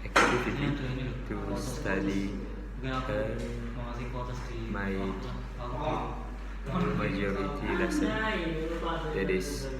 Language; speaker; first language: English; non-native, local second language; Indonesian